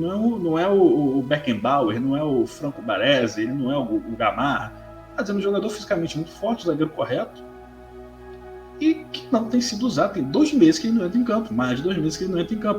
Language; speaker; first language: Portuguese; native; Portuguese